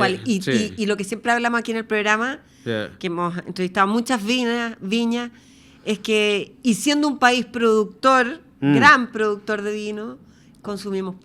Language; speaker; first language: Spanish; native; Spanish